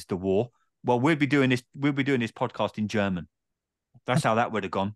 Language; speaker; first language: English; native; English